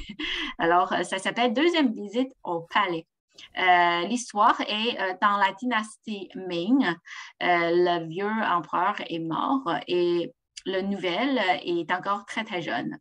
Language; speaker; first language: French; non-native, fluent; Chinese